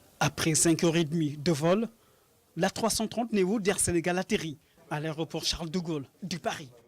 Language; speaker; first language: French; non-native, local second language; Wolof